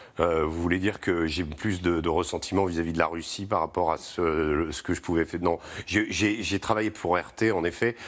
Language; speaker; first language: French; native; French